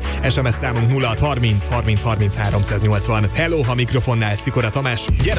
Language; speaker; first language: Hungarian; native; Hungarian